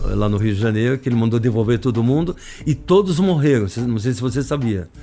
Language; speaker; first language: Portuguese; non-native, fluent; Arabic